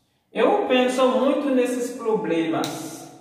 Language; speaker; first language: Portuguese; non-native, learner; Haitian Creole